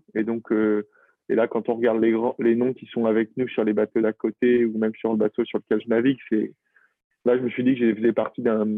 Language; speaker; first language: French; native; French